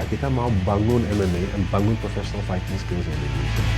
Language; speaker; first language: Indonesian; non-native, fluent; English